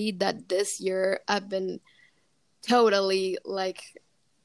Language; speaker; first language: English; non-native, fluent; Spanish